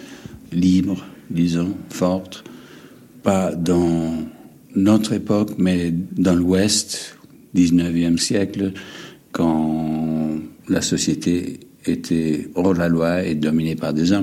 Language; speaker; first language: French; non-native, fluent; English